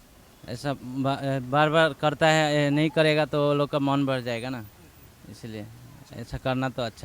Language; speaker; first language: Hindi; non-native, local second language; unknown